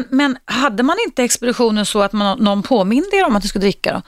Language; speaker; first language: Swedish; native; Swedish